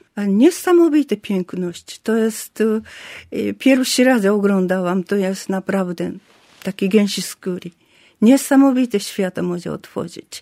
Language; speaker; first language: Polish; non-native, learner; Japanese